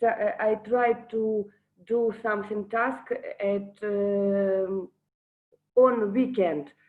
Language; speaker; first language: English; non-native, learner; Russian